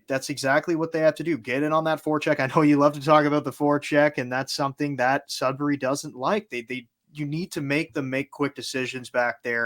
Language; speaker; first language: English; native; English